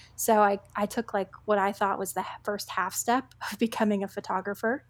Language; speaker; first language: English; native; English